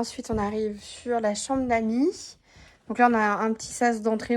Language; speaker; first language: French; native; French